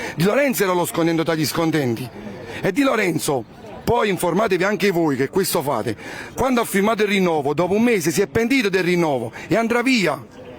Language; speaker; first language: Italian; native; Italian